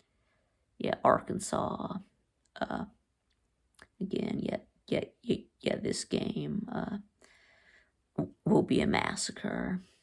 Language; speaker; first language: English; native; English